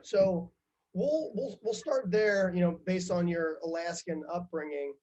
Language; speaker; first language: English; native; English